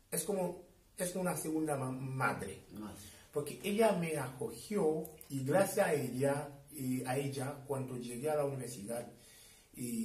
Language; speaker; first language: Spanish; non-native, fluent; Haitian Creole